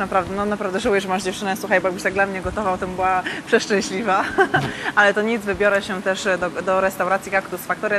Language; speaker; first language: Polish; native; Polish